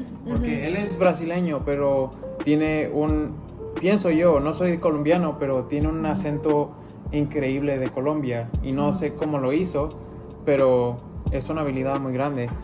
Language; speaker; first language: Spanish; early bilingual, other home language; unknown